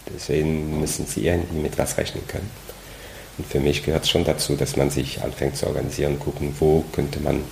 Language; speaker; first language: German; non-native, fluent; French